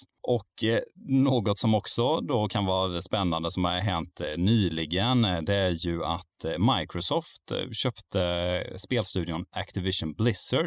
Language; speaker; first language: Swedish; native; Swedish